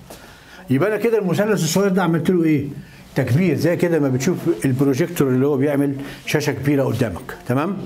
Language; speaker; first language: Arabic; native; Arabic